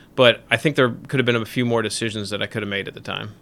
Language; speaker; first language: English; native; English